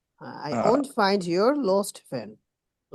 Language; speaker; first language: English; non-native, learner; Bangla